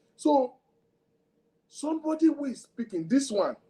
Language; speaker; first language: English; non-native, local second language; Yoruba